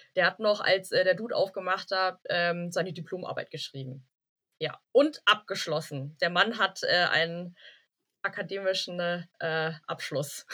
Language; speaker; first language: German; early bilingual, other home language; Vietnamese